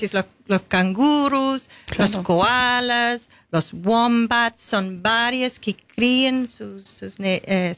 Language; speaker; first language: Spanish; non-native, fluent; English